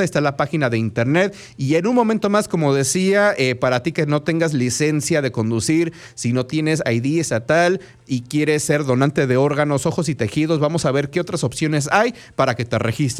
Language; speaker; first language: Spanish; native; Spanish